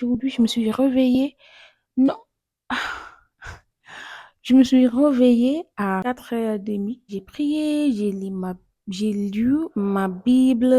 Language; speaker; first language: French; non-native, learner; English